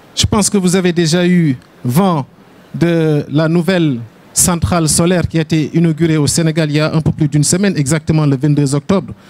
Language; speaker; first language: French; non-native, local second language; Wolof